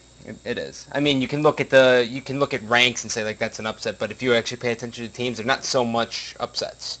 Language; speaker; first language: English; native; English